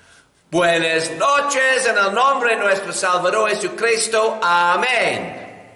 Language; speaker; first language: Spanish; non-native, learner; English